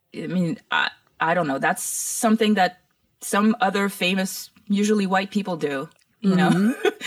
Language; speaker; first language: English; early bilingual, other home language; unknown